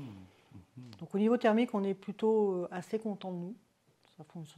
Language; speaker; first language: French; native; French